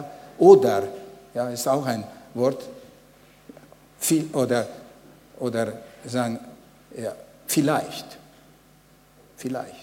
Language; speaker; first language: German; non-native, fluent; Hungarian